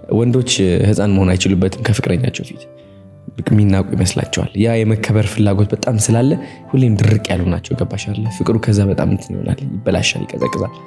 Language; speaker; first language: Amharic; early bilingual, heritage; Amharic